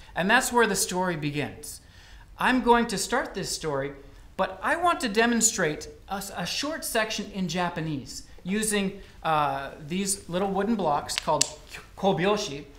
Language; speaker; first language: English; native; English